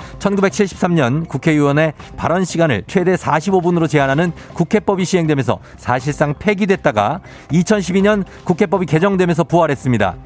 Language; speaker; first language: Korean; native; Korean